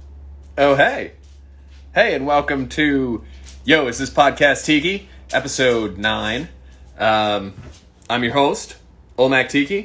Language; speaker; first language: English; native; English